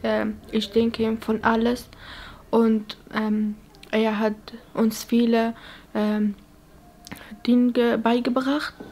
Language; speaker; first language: German; non-native, learner; Persian